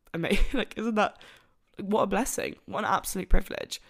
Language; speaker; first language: English; native; English